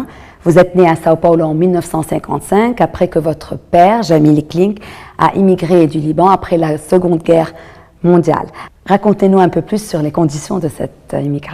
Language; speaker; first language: French; non-native, local second language; Arabic